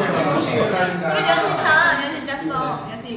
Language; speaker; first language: Korean; non-native, learner; Vietnamese